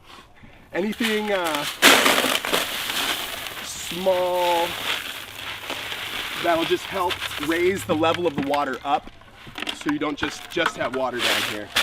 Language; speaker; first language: English; native; English